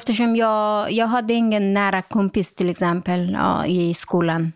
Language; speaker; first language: Swedish; non-native, local second language; Persian